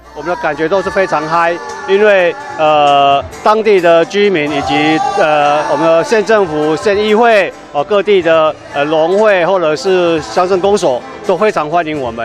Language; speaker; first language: Chinese; native; Chinese